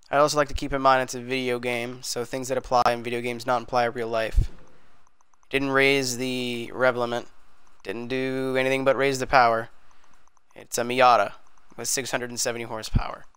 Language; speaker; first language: English; native; English